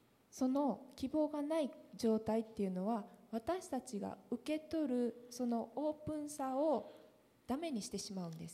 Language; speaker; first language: Japanese; native; Japanese